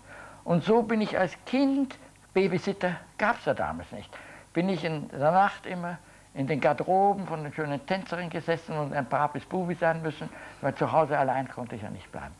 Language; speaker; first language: German; native; German